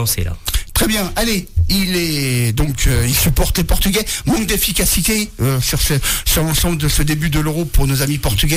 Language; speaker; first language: French; native; French